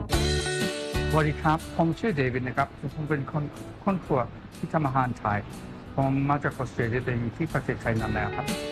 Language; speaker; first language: Thai; non-native, fluent; English